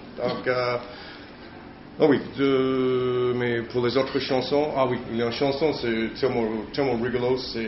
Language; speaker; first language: French; non-native, learner; English